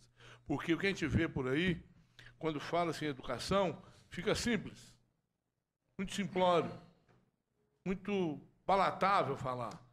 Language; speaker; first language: Portuguese; native; Portuguese